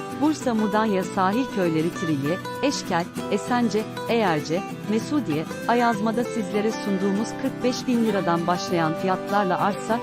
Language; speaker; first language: Turkish; native; Turkish